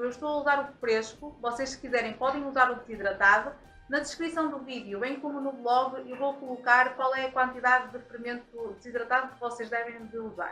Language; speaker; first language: Portuguese; native; Portuguese